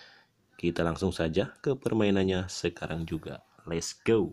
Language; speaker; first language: Indonesian; native; Indonesian